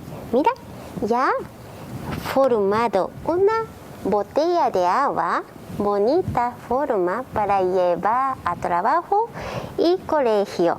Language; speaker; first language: Spanish; non-native, learner; Japanese